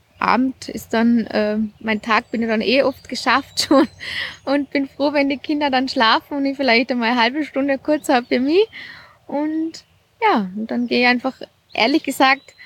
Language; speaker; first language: German; native; German